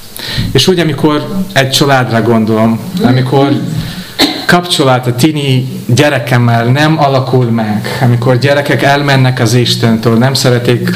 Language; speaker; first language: Hungarian; non-native, fluent; English